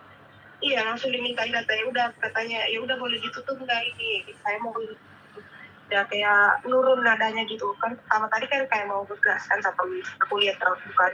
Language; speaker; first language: Indonesian; native; Indonesian